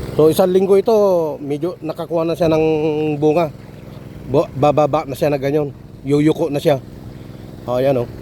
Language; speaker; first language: Filipino; non-native, local second language; Iloko